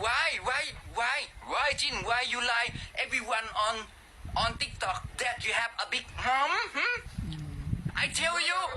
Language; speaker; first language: English; non-native, learner; Thai